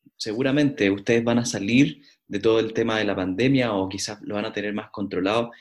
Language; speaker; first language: Spanish; native; Spanish